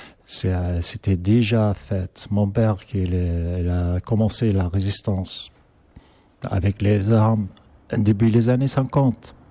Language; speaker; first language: French; non-native, learner; Arabic